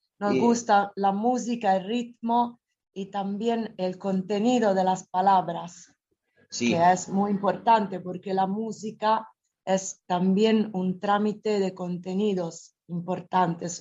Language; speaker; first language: Spanish; non-native, fluent; Italian